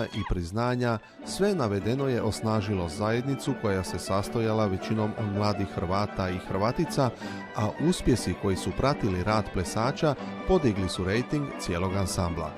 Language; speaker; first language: Bosnian; native; Bosnian